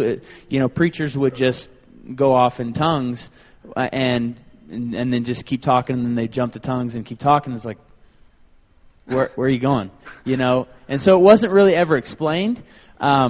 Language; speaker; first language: English; native; English